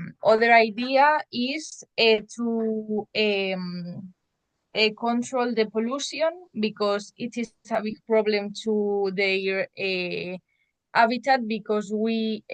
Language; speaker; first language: English; non-native, learner; Spanish